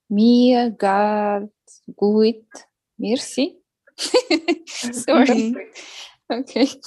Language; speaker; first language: German; non-native, learner; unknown